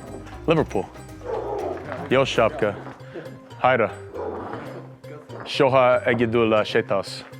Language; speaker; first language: Hungarian; non-native, learner; English